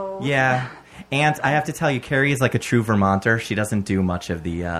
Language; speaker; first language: English; native; English